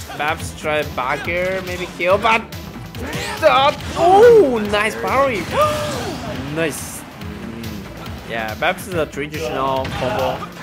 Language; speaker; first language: English; non-native, learner; Chinese